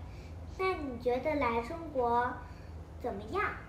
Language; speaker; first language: Chinese; non-native, fluent; Vietnamese